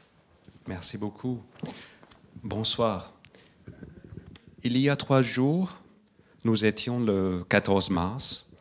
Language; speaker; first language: French; non-native, fluent; English